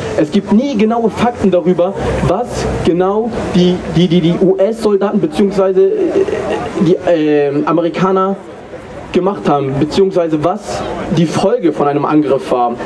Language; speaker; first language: German; early bilingual, other home language; Kurdish